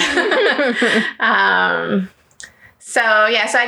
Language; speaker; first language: English; early bilingual, other home language; Greek